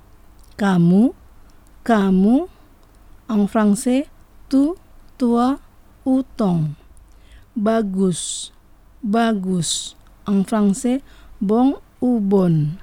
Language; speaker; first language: French; non-native, fluent; Indonesian